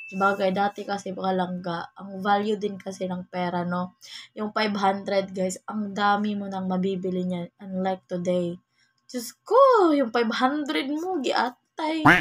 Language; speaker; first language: Filipino; non-native, local second language; Cebuano